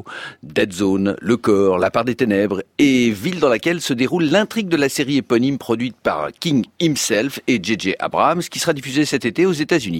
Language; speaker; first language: French; native; French